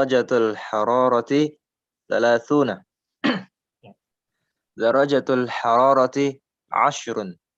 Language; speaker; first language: Arabic; non-native, learner; Indonesian